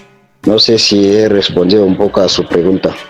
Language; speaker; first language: Spanish; non-native, fluent; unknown